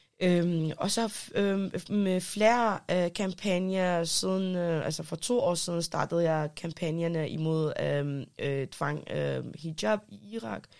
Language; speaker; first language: Danish; early bilingual, other home language; Arabic